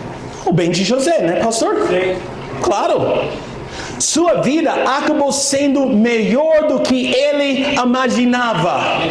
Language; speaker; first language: Portuguese; non-native, fluent; English